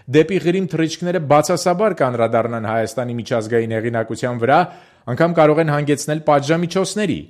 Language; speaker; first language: Armenian; native; Armenian